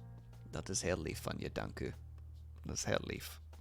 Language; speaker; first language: Dutch; non-native, learner; English